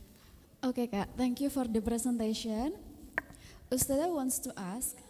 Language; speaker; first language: English; non-native, fluent; Indonesian